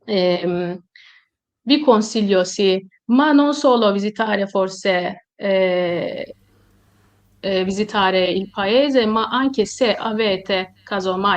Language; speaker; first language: Italian; non-native, fluent; Turkish